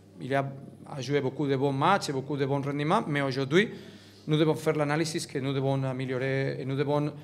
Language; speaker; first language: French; non-native, learner; Catalan